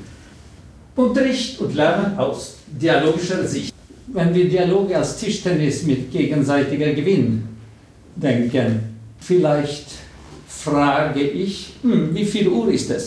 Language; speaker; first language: German; non-native, fluent; Swedish